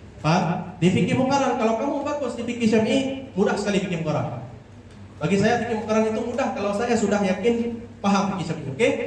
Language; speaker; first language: Indonesian; non-native, local second language; Achinese